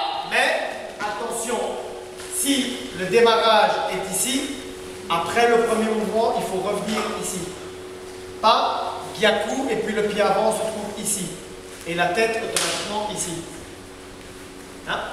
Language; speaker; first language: French; native; French